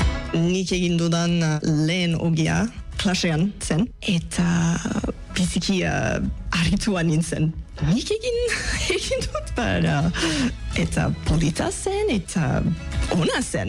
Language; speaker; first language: Basque; non-native, fluent; English